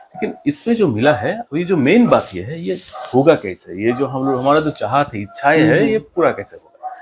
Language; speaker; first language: Hindi; non-native, local second language; Bangla